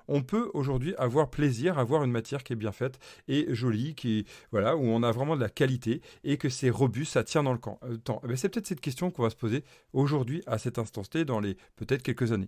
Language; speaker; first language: French; native; French